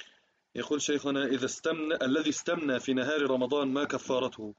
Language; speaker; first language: Arabic; native; Arabic